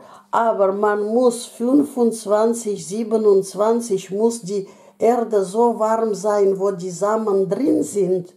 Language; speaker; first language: German; non-native, fluent; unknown